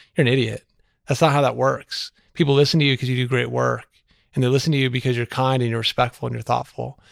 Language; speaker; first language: English; native; English